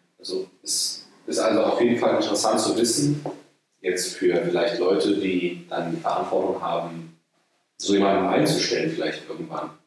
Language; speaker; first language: German; native; German